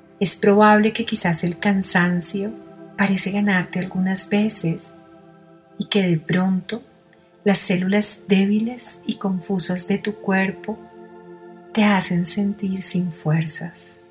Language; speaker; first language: Spanish; native; Spanish